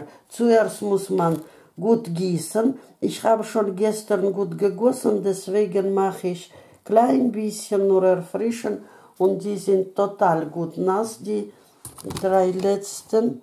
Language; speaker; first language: German; non-native, fluent; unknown